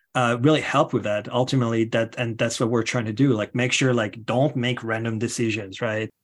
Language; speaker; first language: English; non-native, fluent; French